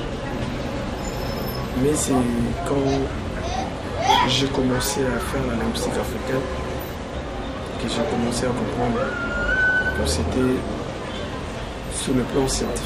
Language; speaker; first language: French; non-native, local second language; Kongo